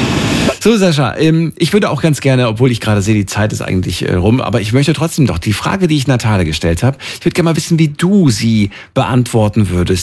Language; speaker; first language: German; native; German